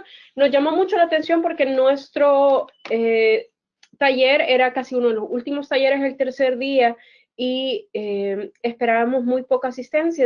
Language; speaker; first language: Spanish; native; Spanish